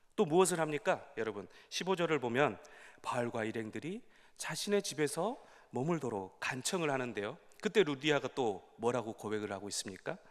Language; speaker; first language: Korean; native; Korean